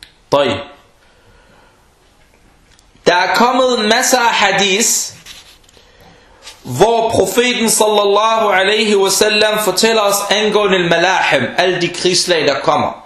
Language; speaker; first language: Danish; early bilingual, other home language; Arabic